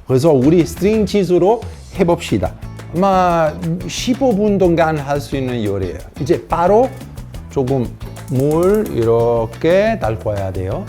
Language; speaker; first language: Korean; non-native, fluent; Italian